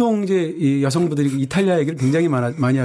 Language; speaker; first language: Korean; native; Korean